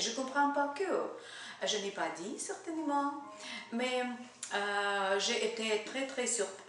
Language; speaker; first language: French; non-native, learner; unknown